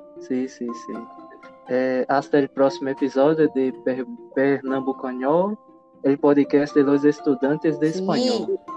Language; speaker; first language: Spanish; non-native, learner; Portuguese